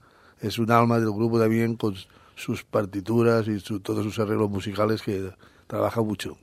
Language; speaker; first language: Spanish; native; Spanish